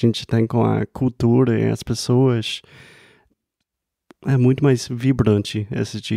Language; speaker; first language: Portuguese; non-native, fluent; English